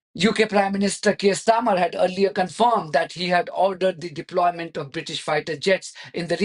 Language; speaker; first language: English; non-native, local second language; Hindi